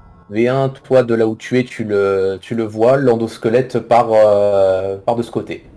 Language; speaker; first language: French; native; French